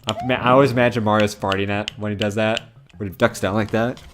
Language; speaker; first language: English; native; English